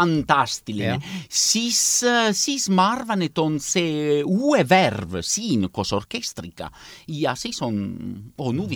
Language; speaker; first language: Estonian; non-native, learner; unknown